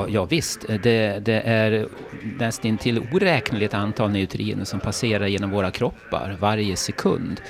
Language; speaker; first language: Swedish; native; Swedish